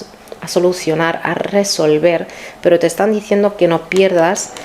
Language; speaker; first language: Spanish; native; Spanish